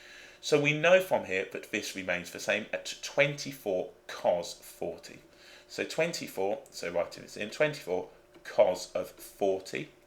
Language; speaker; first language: English; native; English